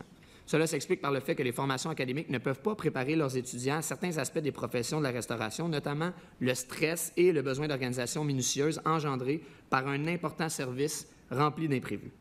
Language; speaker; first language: French; native; French